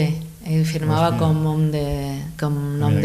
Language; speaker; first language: Catalan; non-native, fluent; Spanish